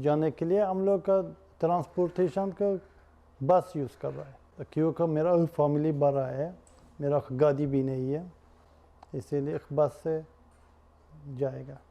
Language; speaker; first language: Hindi; non-native, learner; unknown